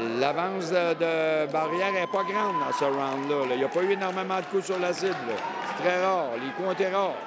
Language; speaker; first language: French; native; French